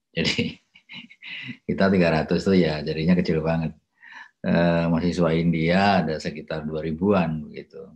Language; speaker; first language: Indonesian; native; Indonesian